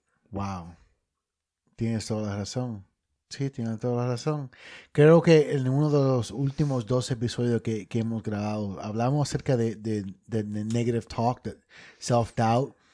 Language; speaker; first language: Spanish; early bilingual, other home language; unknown